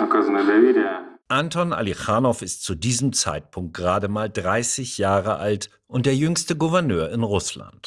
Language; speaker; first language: German; native; German